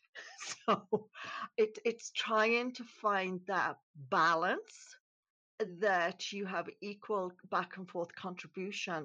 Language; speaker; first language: English; native; English